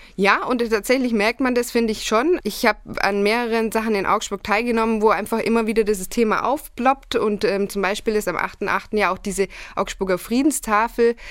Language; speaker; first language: German; native; German